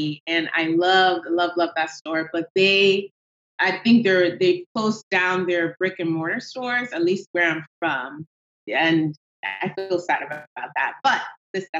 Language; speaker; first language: English; non-native, local second language; Yoruba